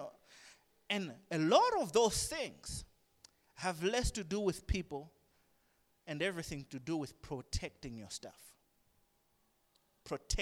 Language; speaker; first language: English; non-native, local second language; Nyanja